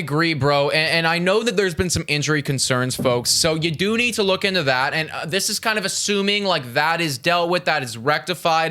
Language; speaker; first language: English; native; English